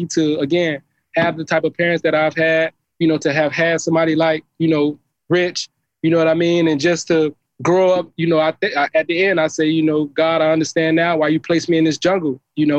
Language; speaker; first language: English; native; English